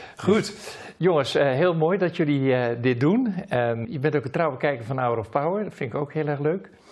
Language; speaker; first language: Dutch; native; Dutch